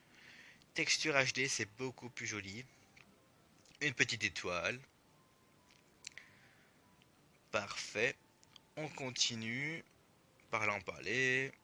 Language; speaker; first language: French; native; French